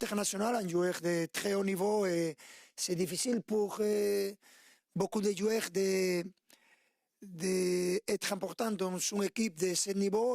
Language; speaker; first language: French; non-native, fluent; Spanish